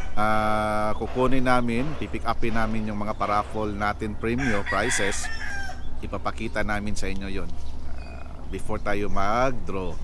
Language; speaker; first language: Filipino; non-native, local second language; Cebuano